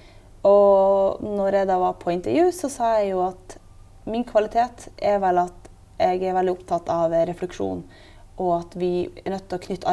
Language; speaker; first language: Norwegian; native; Norwegian